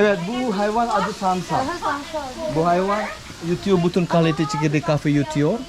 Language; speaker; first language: Turkish; non-native, learner; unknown